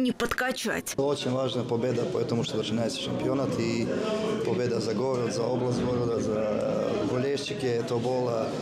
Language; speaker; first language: Russian; non-native, learner; Serbian